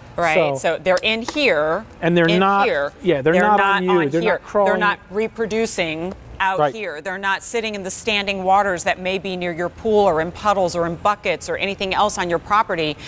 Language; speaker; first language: English; native; English